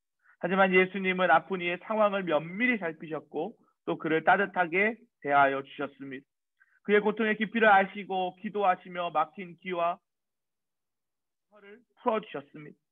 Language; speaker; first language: Korean; native; Korean